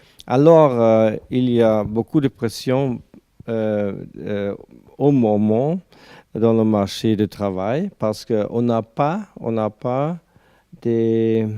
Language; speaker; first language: French; non-native, learner; German